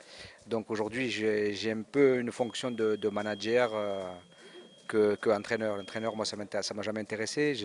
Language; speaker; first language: French; native; French